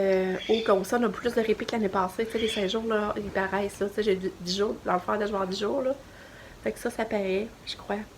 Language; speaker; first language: French; native; French